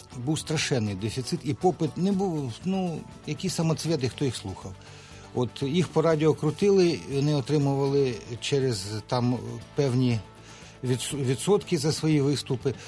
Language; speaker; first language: Ukrainian; native; Ukrainian